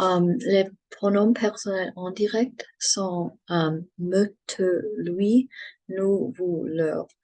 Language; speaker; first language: French; non-native, learner; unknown